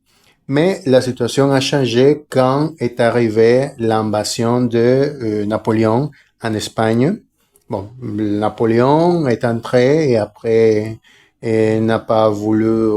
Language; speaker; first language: French; non-native, fluent; Spanish